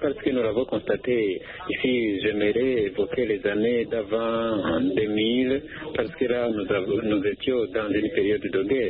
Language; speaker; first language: French; non-native, local second language; Rundi